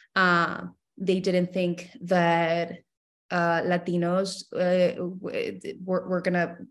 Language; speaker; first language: English; non-native, fluent; Spanish